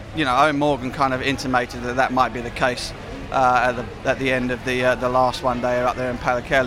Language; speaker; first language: English; native; English